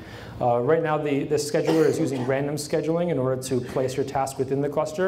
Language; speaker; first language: English; native; English